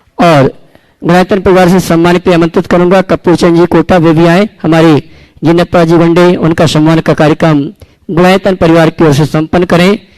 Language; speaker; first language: Hindi; native; Hindi